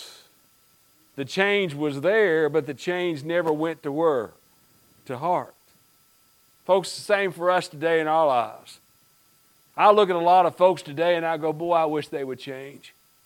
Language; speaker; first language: English; native; English